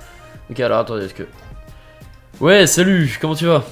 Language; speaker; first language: French; native; French